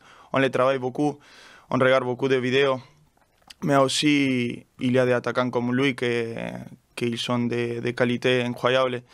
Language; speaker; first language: French; non-native, learner; Spanish